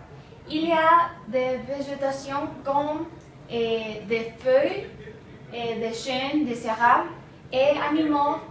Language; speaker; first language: French; non-native, learner; Spanish